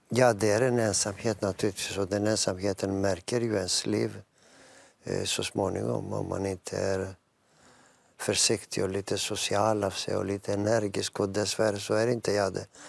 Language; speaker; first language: Swedish; non-native, fluent; Greek